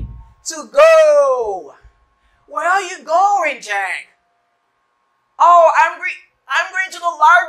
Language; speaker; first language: English; non-native, fluent; Haitian Creole